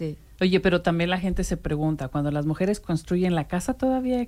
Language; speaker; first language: Spanish; native; Spanish